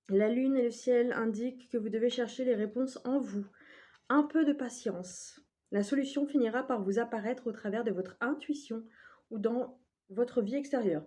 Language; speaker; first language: French; native; French